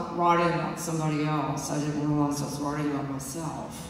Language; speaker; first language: English; native; English